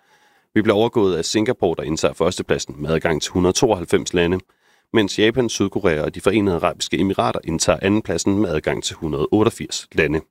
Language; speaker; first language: Danish; native; Danish